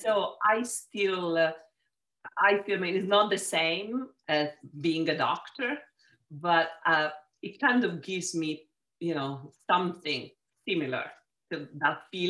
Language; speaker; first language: English; non-native, fluent; Italian